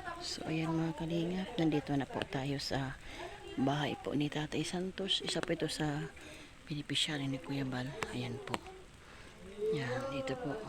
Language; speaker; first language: Filipino; non-native, local second language; Cebuano